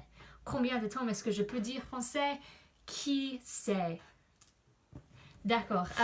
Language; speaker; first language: French; non-native, learner; English